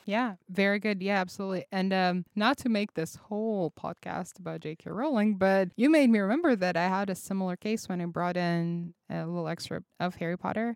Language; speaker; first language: English; non-native, fluent; Russian